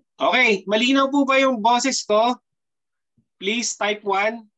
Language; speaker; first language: Filipino; native; Filipino